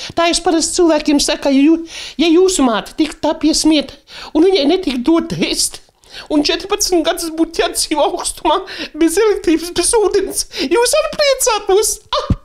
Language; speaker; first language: Latvian; native; Latvian